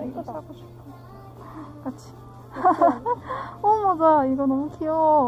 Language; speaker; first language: Korean; non-native, fluent; Cantonese